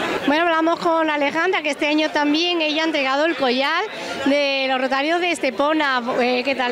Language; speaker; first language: Spanish; native; Spanish